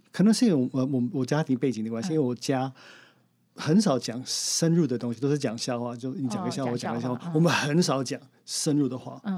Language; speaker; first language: Chinese; non-native, fluent; English